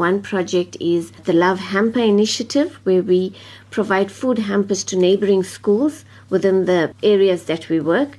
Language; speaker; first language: English; native; English